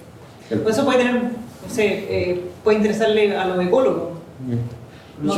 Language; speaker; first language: Spanish; native; Spanish